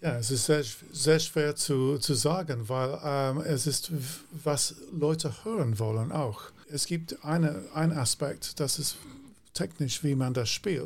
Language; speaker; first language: German; non-native, fluent; English